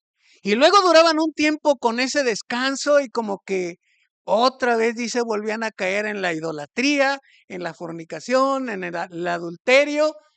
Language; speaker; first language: Spanish; native; Spanish